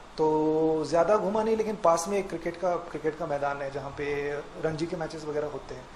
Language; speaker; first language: Hindi; non-native, local second language; Kannada